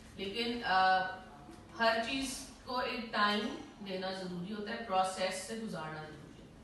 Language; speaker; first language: Urdu; native; Urdu